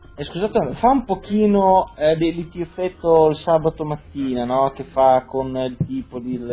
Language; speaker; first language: Italian; native; Italian